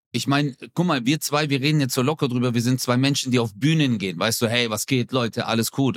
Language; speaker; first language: German; native; German